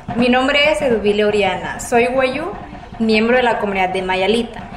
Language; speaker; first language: Spanish; non-native, local second language; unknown